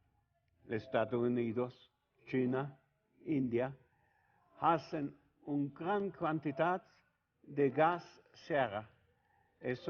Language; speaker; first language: Spanish; non-native, learner; Italian